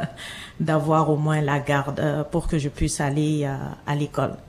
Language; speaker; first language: French; non-native, local second language; Fula